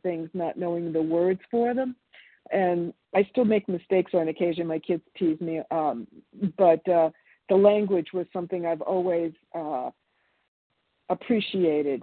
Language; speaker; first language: English; early bilingual, other home language; Italian